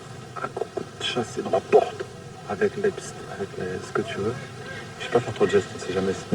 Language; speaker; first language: French; native; French